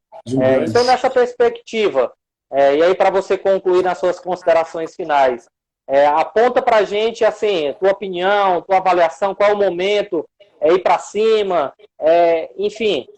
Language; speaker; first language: Portuguese; native; Portuguese